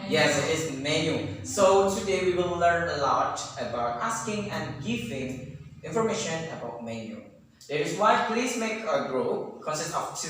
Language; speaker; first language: English; non-native, learner; Indonesian